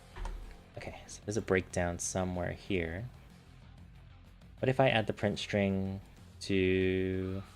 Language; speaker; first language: English; native; English